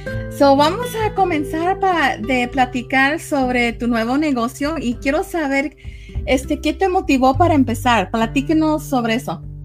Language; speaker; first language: Spanish; early bilingual, heritage; Spanish